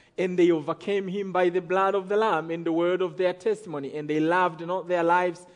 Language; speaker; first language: English; non-native, local second language; Kinyarwanda